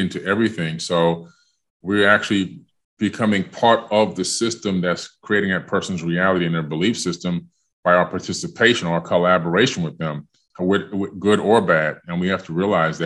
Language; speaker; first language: English; native; English